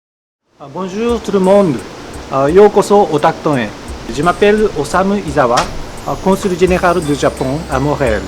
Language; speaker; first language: French; non-native, fluent; Japanese